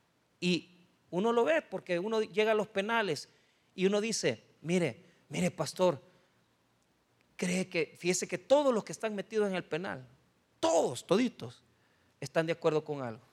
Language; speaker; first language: Spanish; native; Spanish